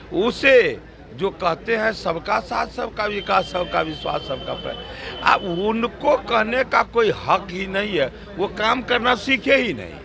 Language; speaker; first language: Hindi; native; Hindi